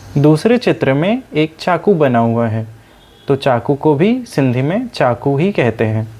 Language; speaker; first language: Hindi; non-native, local second language; Sindhi